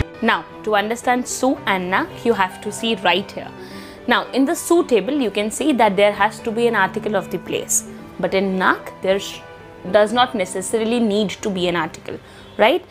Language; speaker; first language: English; non-native, local second language; Hindi